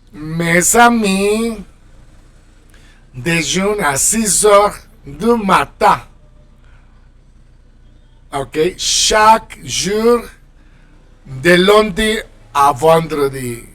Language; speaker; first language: French; non-native, fluent; Spanish